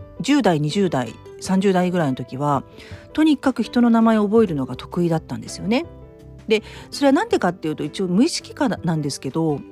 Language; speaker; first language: Japanese; native; Japanese